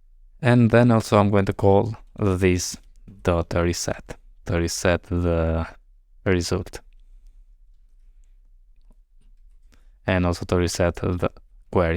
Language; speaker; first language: English; non-native, fluent; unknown